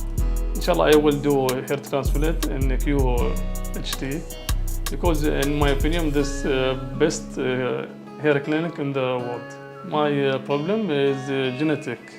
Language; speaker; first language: English; non-native, learner; Arabic